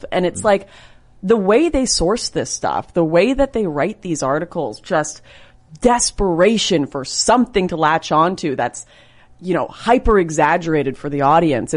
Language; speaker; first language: English; native; English